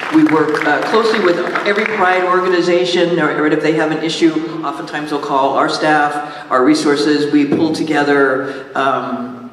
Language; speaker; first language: English; native; English